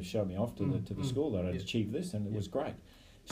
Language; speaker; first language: English; native; English